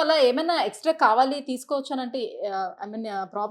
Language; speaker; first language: Telugu; native; Telugu